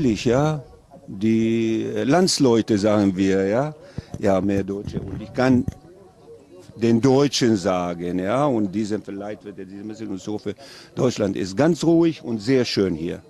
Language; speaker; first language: German; non-native, fluent; Arabic